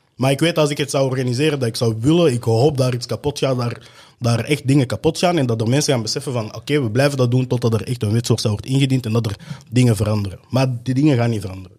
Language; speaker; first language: Dutch; native; Dutch